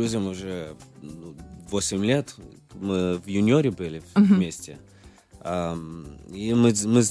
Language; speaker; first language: Russian; early bilingual, other home language; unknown